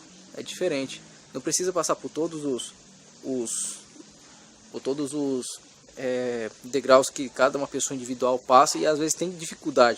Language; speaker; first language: Portuguese; native; Portuguese